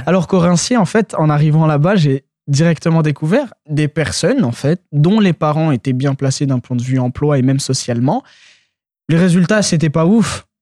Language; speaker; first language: French; early bilingual, other home language; Arabic